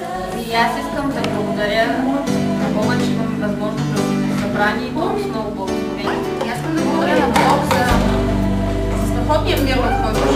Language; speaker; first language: Bulgarian; non-native, fluent; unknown